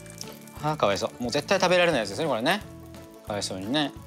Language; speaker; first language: Japanese; native; Japanese